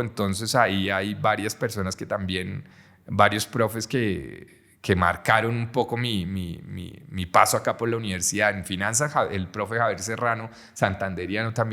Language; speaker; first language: Spanish; native; Spanish